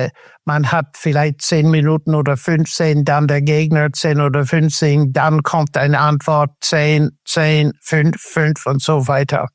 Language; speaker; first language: German; non-native, fluent; English